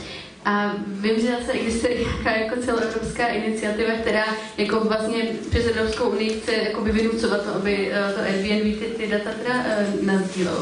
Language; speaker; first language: Czech; native; Czech